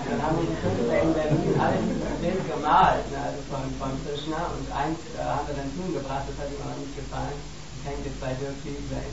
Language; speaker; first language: German; native; German